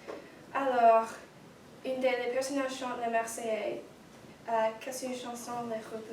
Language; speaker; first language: French; non-native, learner; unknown